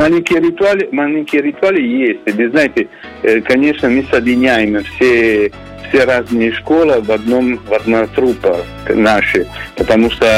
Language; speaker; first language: Russian; non-native, learner; Italian